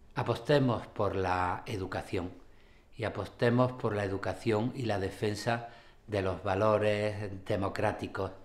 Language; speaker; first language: Spanish; native; Spanish